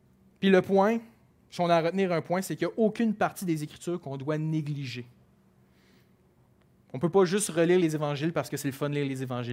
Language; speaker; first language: French; native; French